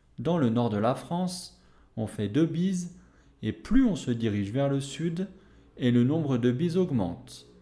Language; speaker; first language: French; native; French